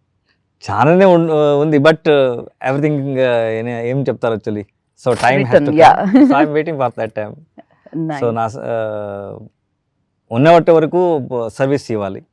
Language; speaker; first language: Telugu; non-native, learner; Kannada